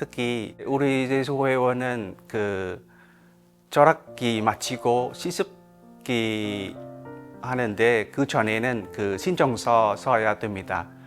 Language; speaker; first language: Korean; non-native, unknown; Vietnamese